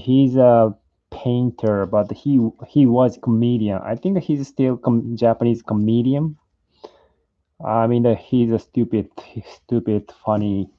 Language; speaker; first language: English; non-native, learner; Japanese